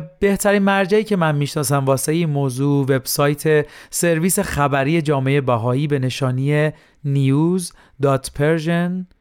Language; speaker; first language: Persian; native; Persian